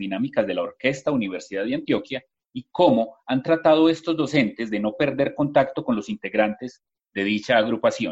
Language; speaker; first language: Spanish; native; Spanish